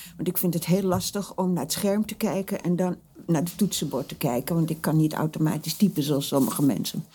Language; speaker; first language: Dutch; native; Dutch